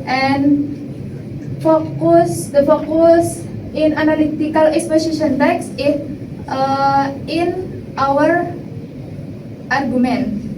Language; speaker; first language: English; non-native, learner; Indonesian